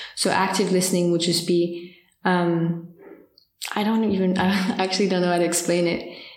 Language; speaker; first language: English; early bilingual, heritage; French